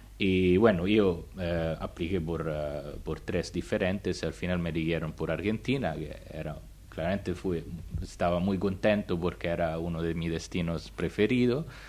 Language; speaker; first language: Spanish; non-native, fluent; Italian